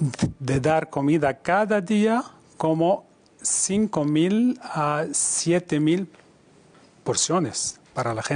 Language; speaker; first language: Spanish; non-native, fluent; Arabic